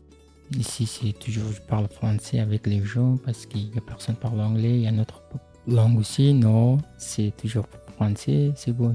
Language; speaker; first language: French; non-native, learner; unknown